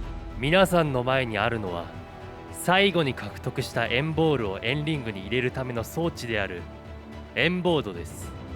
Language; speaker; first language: Japanese; native; Japanese